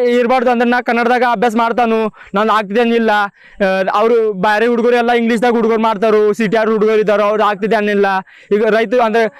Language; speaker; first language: Kannada; non-native, local second language; Marathi